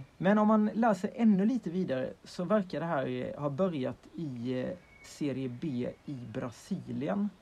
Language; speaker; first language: Swedish; native; Swedish